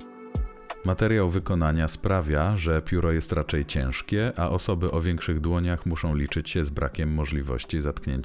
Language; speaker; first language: Polish; native; Polish